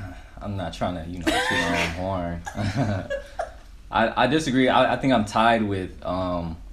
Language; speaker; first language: English; native; English